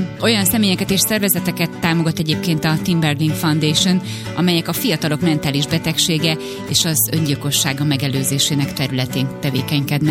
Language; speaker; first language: Hungarian; native; Hungarian